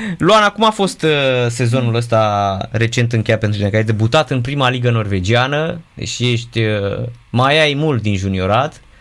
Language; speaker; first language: Romanian; native; Romanian